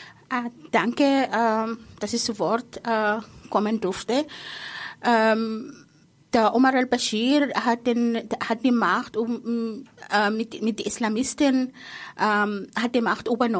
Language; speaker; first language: German; non-native, fluent; Arabic